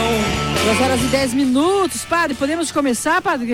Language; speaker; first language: Portuguese; native; Portuguese